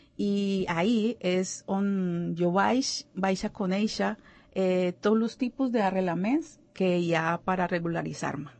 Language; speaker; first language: Catalan; non-native, learner; Spanish